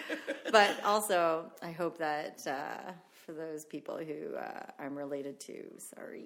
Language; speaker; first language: English; non-native, fluent; Filipino